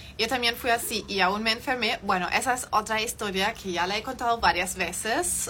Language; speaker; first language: Spanish; non-native, fluent; German